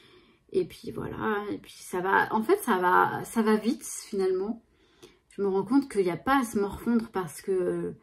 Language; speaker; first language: French; native; French